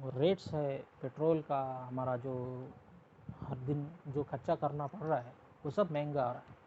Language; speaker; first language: Hindi; non-native, local second language; Telugu